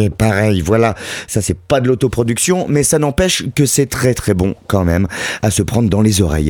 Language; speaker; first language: French; native; French